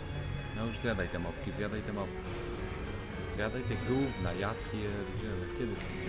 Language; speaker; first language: Polish; native; Polish